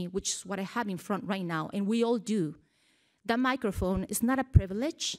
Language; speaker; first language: English; early bilingual, other home language; Spanish